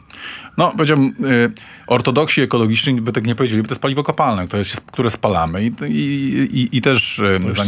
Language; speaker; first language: Polish; native; Polish